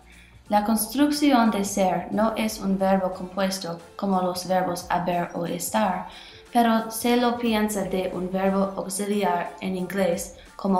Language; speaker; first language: Spanish; non-native, learner; English